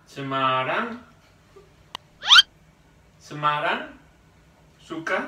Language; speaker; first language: Indonesian; non-native, learner; Spanish